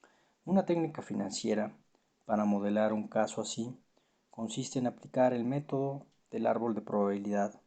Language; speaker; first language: Spanish; native; Spanish